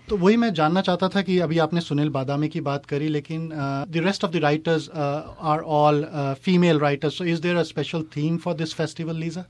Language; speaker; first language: Hindi; native; Hindi